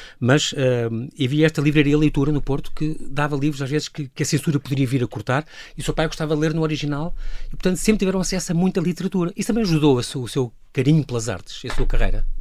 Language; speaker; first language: Portuguese; native; Portuguese